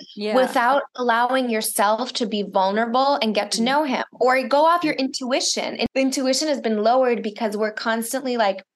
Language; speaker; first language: English; early bilingual, other home language; Russian